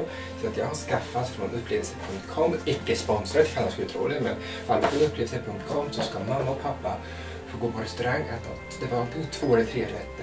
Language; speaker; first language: Swedish; native; Swedish